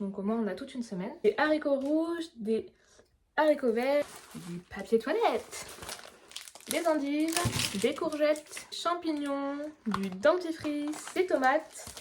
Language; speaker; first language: French; native; French